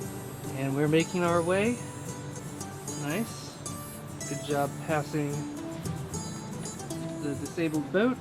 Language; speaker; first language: English; native; English